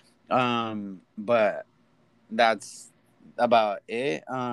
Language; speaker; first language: English; early bilingual, other home language; Spanish